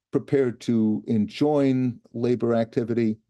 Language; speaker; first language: English; native; English